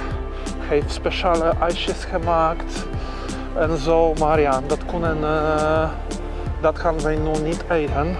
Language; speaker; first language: Dutch; non-native, learner; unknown